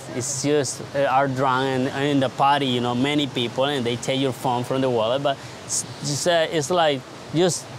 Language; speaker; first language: English; non-native, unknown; Spanish